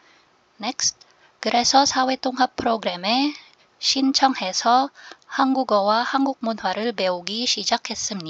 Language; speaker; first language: Korean; non-native, learner; Filipino